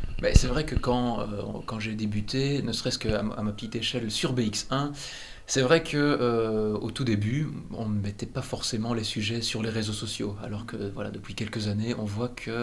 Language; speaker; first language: French; native; French